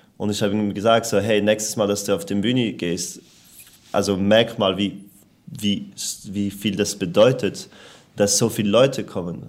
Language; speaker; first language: German; non-native, local second language; French